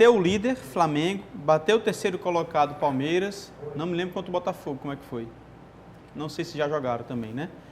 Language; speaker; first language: Portuguese; native; Portuguese